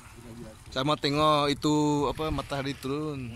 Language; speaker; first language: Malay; non-native, local second language; Cantonese